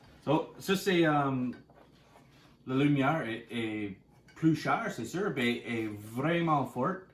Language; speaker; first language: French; non-native, learner; English